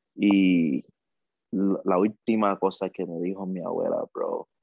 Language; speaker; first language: Spanish; early bilingual, heritage; Spanish